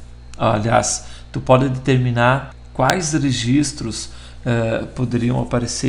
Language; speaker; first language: Portuguese; native; Portuguese